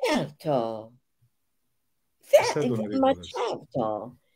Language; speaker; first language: Italian; non-native, fluent; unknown